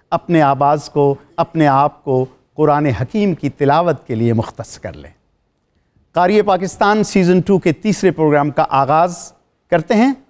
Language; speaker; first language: Urdu; native; Urdu